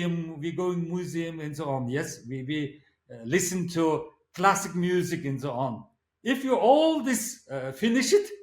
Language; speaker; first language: English; non-native, learner; Mongolian